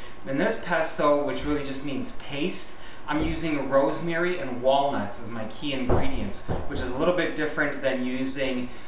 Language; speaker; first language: English; native; English